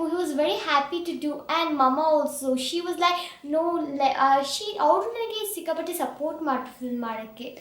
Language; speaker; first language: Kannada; early bilingual, heritage; Kannada